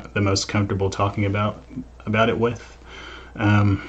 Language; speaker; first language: English; native; English